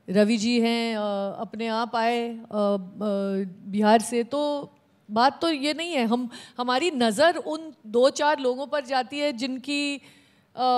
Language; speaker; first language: Hindi; non-native, local second language; Telugu